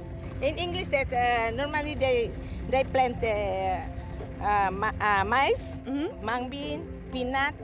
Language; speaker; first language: English; non-native, learner; Indonesian